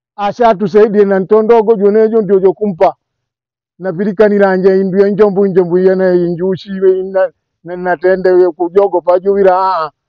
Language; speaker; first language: Swahili; non-native, local second language; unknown